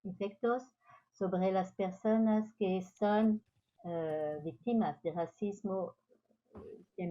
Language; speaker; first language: Spanish; non-native, learner; French